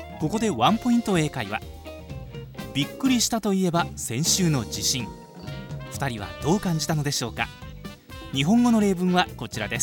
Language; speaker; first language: Japanese; native; Japanese